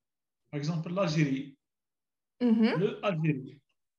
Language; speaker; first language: French; non-native, learner; Arabic